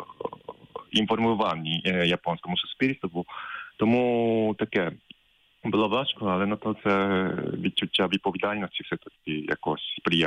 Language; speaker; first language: Ukrainian; non-native, fluent; Japanese